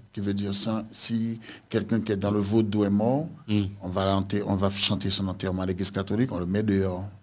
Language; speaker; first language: French; native; French